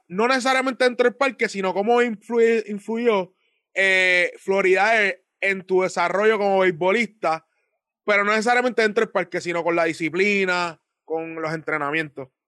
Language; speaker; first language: Spanish; native; Spanish